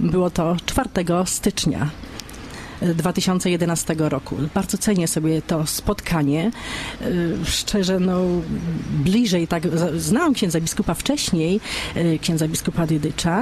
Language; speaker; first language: Polish; native; Polish